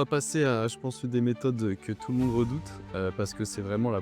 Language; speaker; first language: French; native; French